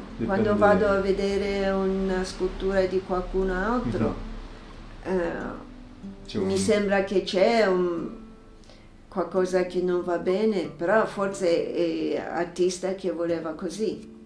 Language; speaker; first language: Italian; non-native, fluent; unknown